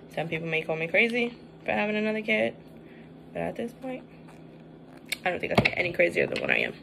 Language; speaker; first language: English; native; English